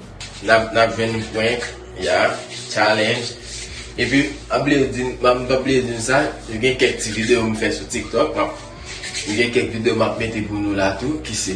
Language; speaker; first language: French; non-native, learner; Haitian Creole